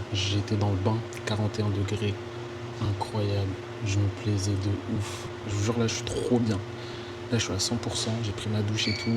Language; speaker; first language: French; native; French